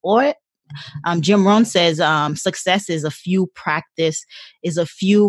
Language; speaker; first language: English; non-native, fluent; Haitian Creole